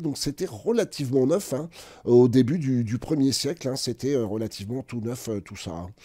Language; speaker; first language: French; native; French